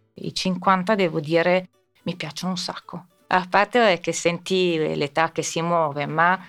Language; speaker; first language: Italian; native; Italian